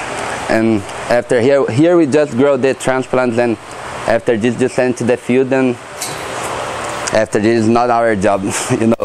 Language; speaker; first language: English; non-native, learner; Portuguese